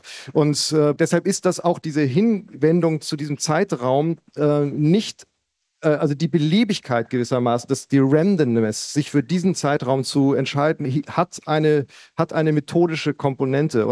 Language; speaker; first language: German; native; German